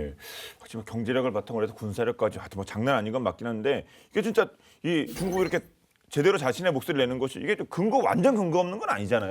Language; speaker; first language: Korean; native; Korean